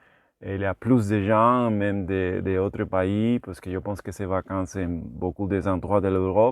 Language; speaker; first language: French; non-native, learner; Spanish